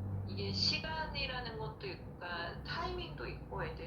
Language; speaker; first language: Korean; native; Korean